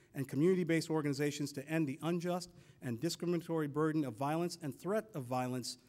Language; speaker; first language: English; native; English